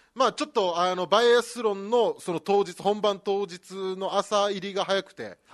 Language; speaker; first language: Japanese; native; Japanese